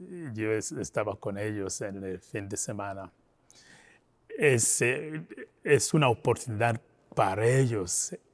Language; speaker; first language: Spanish; non-native, fluent; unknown